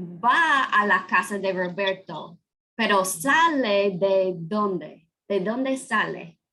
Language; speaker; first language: Spanish; non-native, fluent; English